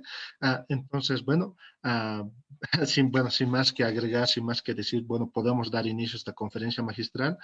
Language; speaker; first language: Spanish; native; Spanish